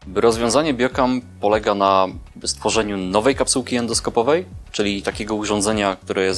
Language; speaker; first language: Polish; native; Polish